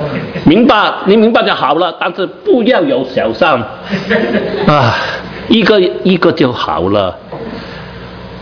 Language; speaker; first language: Chinese; non-native, learner; Cantonese